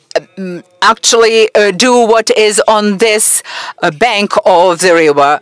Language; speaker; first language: English; non-native, fluent; Persian